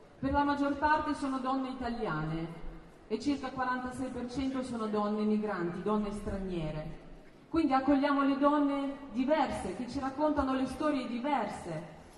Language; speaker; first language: Italian; non-native, fluent; Russian